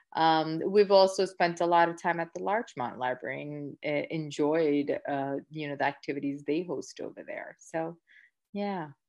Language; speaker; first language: English; early bilingual, other home language; Gujarati